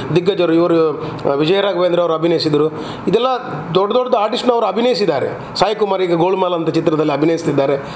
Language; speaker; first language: Kannada; non-native, local second language; Tulu